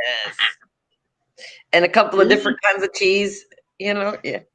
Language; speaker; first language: English; native; English